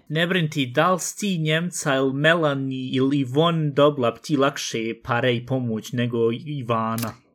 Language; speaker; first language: Bosnian; early bilingual, heritage; Bosnian